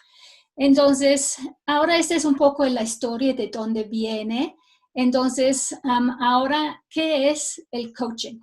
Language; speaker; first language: Spanish; non-native, fluent; English